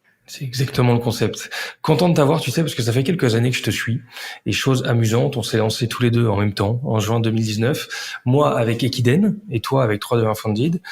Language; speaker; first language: French; native; French